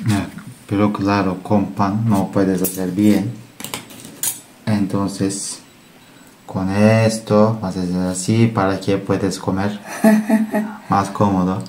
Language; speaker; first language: Spanish; non-native, learner; Turkish